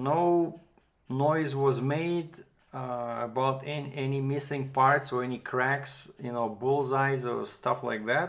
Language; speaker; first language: English; non-native, fluent; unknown